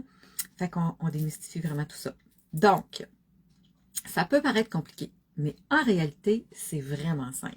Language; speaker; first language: French; native; French